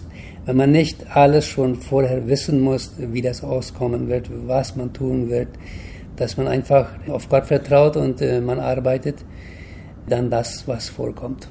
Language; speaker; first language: German; early bilingual, heritage; German